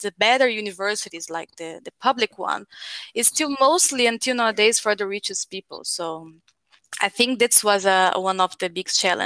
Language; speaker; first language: English; non-native, fluent; Portuguese